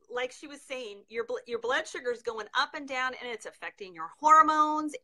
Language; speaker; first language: English; native; English